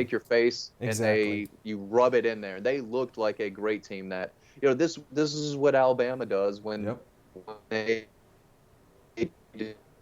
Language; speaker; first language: English; native; English